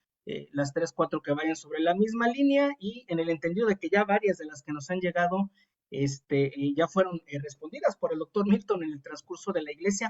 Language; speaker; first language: Spanish; native; Spanish